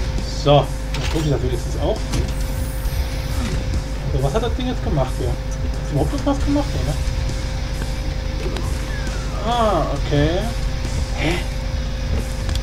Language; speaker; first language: German; native; German